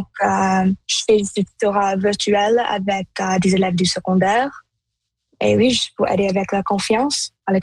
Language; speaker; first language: French; non-native, local second language; Punjabi